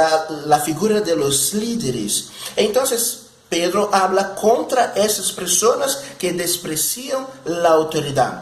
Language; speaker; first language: Spanish; non-native, fluent; Portuguese